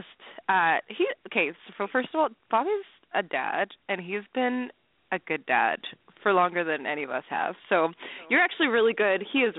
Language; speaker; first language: English; native; English